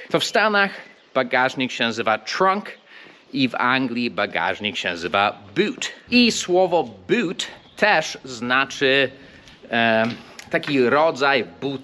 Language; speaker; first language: Polish; non-native, fluent; English